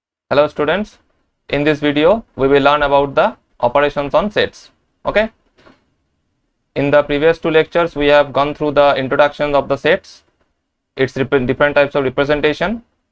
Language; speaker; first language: English; non-native, local second language; Bangla